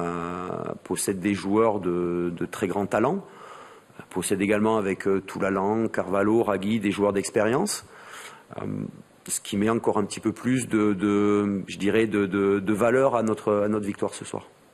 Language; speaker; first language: French; native; French